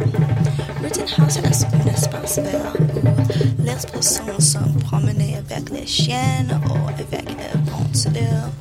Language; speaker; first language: French; non-native, learner; English